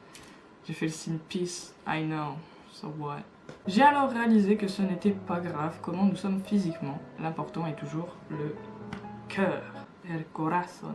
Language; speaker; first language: French; native; French